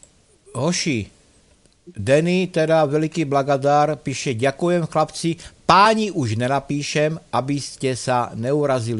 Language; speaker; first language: Czech; native; Czech